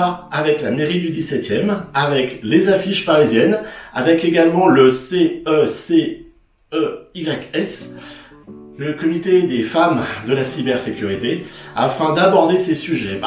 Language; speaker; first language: French; native; French